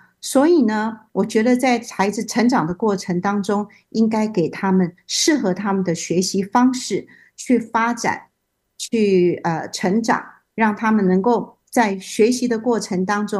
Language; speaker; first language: Chinese; native; Chinese